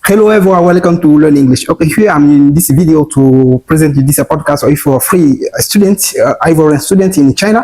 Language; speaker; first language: English; non-native, learner; French